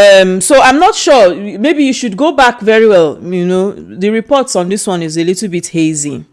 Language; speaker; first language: English; non-native, local second language; Igbo